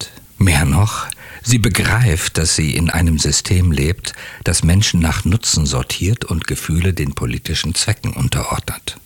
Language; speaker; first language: German; native; German